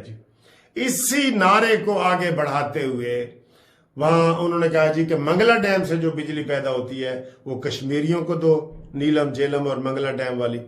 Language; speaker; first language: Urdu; non-native, local second language; Punjabi